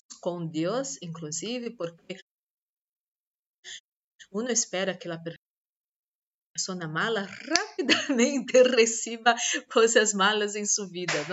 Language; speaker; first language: Spanish; non-native, learner; Portuguese